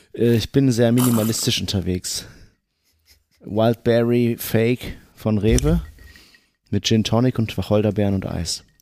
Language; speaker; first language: German; native; German